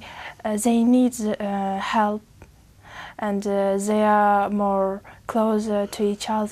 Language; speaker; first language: English; non-native, learner; Uzbek